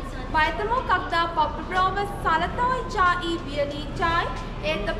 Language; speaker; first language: Russian; non-native, learner; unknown